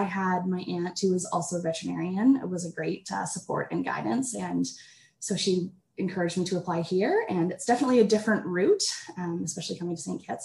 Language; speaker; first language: English; native; English